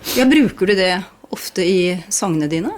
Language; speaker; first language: Norwegian; native; Norwegian